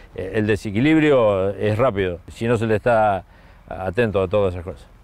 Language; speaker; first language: Spanish; native; Spanish